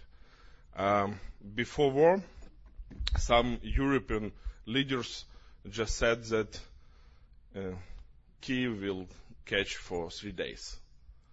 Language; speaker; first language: English; non-native, learner; Ukrainian